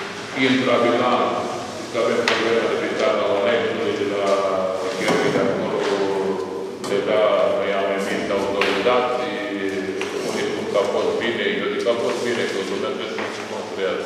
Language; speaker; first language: Romanian; native; Romanian